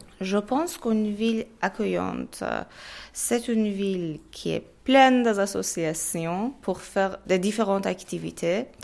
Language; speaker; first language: French; non-native, fluent; Persian